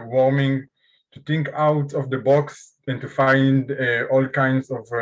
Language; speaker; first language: English; non-native, learner; Hebrew